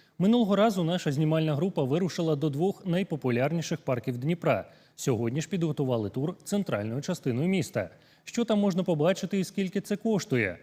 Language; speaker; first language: Ukrainian; native; Ukrainian